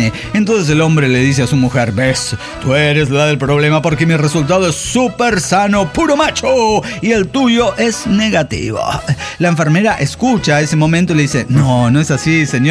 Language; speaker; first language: Spanish; native; Spanish